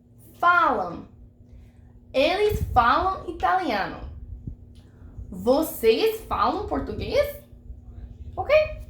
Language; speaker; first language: Portuguese; non-native, fluent; English